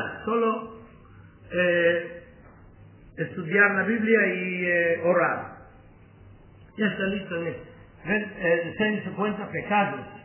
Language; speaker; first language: Spanish; non-native, learner; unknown